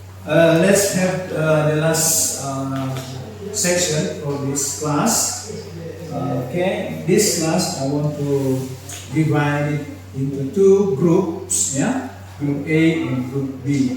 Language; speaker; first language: English; non-native, fluent; Indonesian